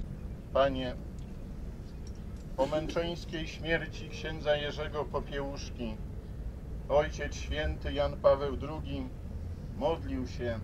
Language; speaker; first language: Polish; native; Polish